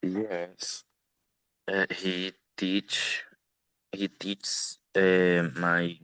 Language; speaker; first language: English; non-native, learner; Portuguese